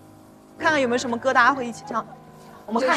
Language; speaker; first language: Chinese; native; Chinese